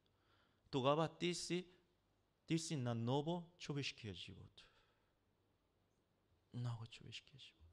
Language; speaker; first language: Bulgarian; non-native, learner; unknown